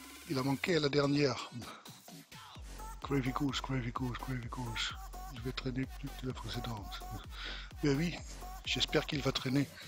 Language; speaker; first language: French; non-native, learner; Dutch